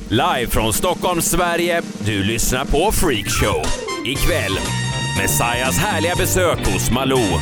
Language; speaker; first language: Swedish; native; Swedish